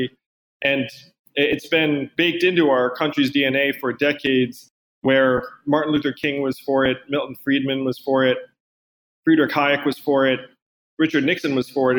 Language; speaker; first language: English; native; English